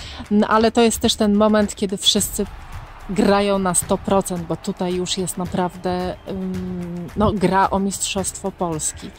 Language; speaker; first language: Polish; native; Polish